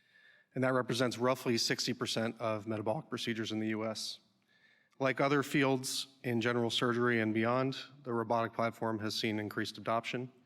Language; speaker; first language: English; native; English